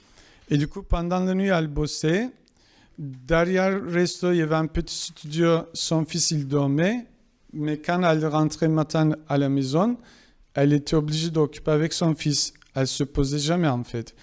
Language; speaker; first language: French; non-native, fluent; Kurdish